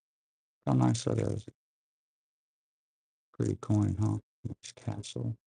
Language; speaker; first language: English; native; English